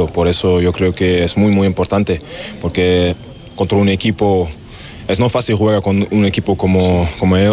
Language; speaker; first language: Spanish; non-native, fluent; German